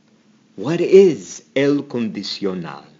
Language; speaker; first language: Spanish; non-native, fluent; English